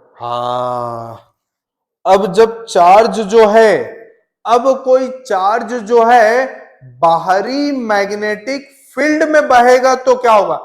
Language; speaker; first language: Hindi; native; Hindi